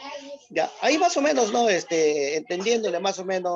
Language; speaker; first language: Spanish; native; Spanish